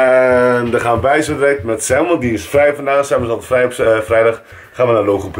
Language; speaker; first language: Dutch; native; Dutch